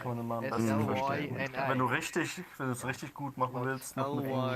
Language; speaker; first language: German; native; German